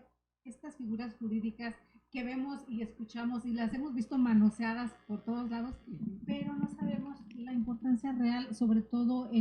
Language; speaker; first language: Spanish; native; Spanish